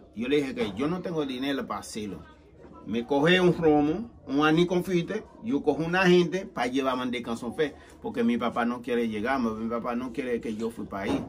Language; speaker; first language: Spanish; non-native, learner; Haitian Creole